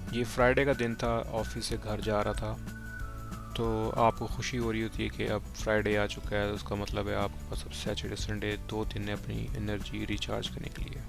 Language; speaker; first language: Urdu; non-native, local second language; Punjabi